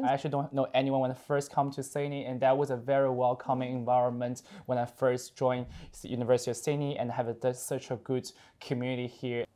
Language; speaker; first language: English; non-native, fluent; Chinese